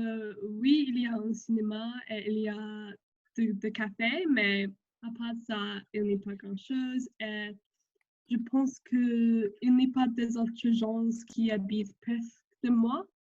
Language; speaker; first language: French; non-native, learner; English